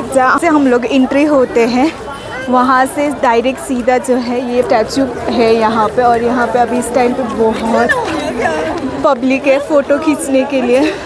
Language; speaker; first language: Hindi; non-native, fluent; Nepali